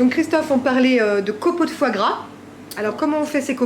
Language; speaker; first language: French; native; French